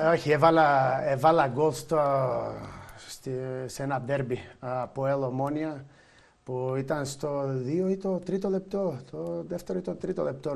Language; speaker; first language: Greek; non-native, fluent; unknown